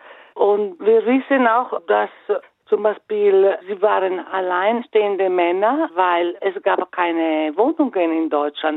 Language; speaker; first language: German; non-native, fluent; Italian